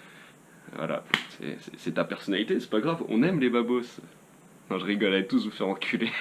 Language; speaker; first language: French; native; French